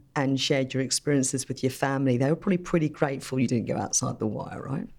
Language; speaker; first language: English; native; English